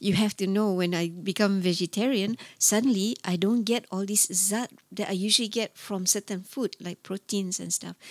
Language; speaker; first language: English; non-native, local second language; Malay